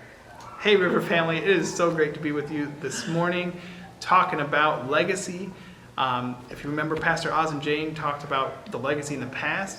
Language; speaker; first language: English; native; English